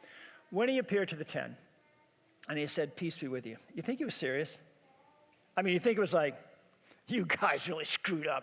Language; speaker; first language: English; native; English